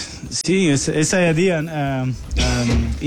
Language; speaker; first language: Portuguese; non-native, fluent; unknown